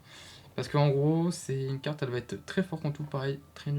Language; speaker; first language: French; native; French